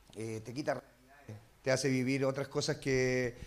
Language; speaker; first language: Spanish; native; Spanish